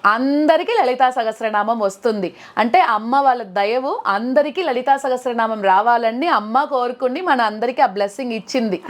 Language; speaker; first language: Telugu; non-native, local second language; Tamil